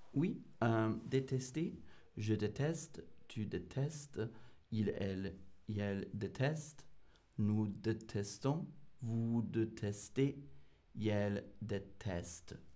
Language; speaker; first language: French; non-native, learner; English